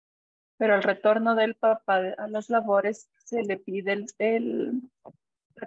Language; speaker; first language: Spanish; native; Spanish